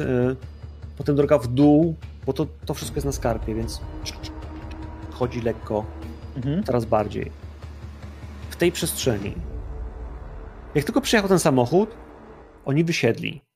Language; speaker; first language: Polish; native; Polish